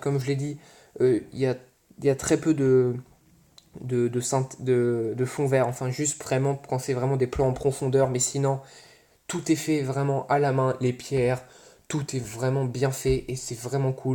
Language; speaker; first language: French; native; French